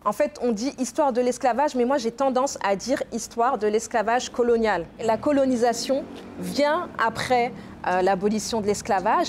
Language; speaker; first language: French; native; French